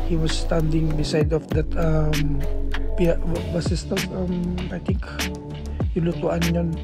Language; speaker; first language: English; non-native, local second language; Filipino